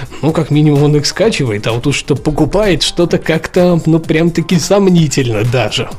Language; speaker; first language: Russian; native; Russian